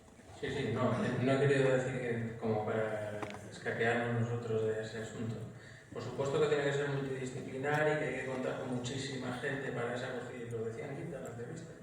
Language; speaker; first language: Spanish; native; Spanish